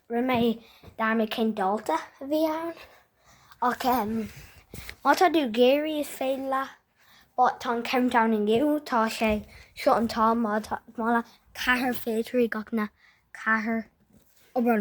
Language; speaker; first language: Irish; non-native, local second language; English